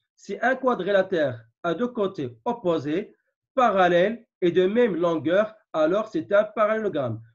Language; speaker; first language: French; non-native, local second language; Arabic